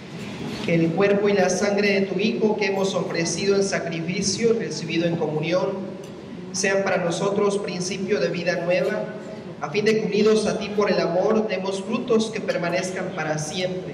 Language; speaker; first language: Spanish; native; Spanish